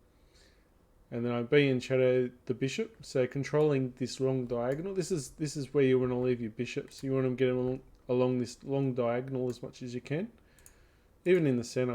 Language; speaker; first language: English; native; English